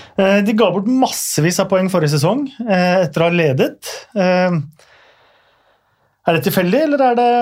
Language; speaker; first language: Norwegian; native; Norwegian